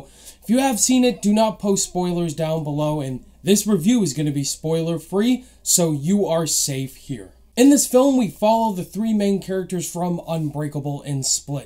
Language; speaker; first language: English; native; English